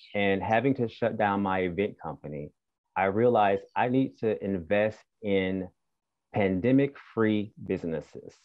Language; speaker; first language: English; native; English